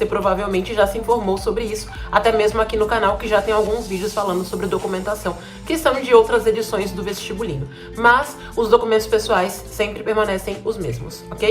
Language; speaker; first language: Portuguese; native; Portuguese